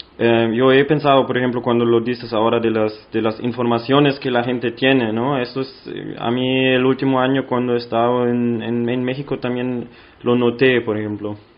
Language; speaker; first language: Spanish; non-native, fluent; German